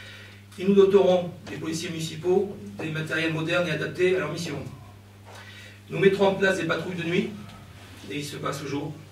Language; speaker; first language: French; native; French